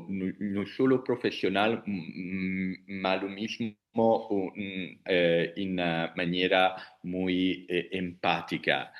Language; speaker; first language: Spanish; non-native, learner; Italian